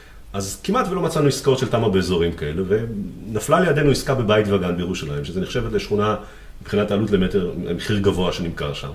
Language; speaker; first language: Hebrew; native; Hebrew